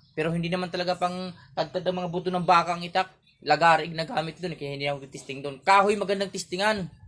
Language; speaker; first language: Filipino; non-native, local second language; Waray